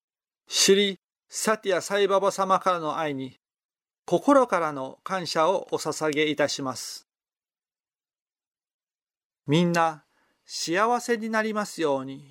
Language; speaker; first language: Japanese; native; Japanese